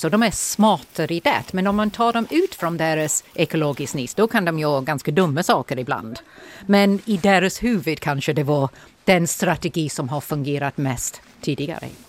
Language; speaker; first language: Swedish; non-native, fluent; English